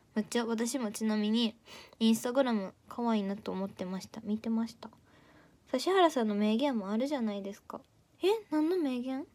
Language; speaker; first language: Japanese; native; Japanese